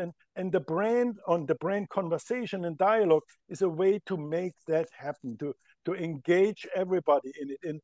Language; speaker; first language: English; non-native, fluent; German